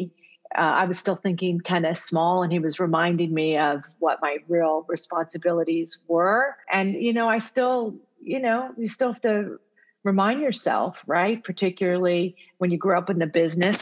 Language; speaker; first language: English; early bilingual, other home language; Italian